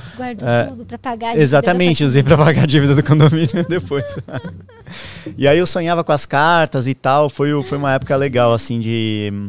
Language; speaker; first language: Portuguese; native; Portuguese